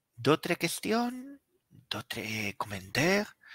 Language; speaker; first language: French; native; French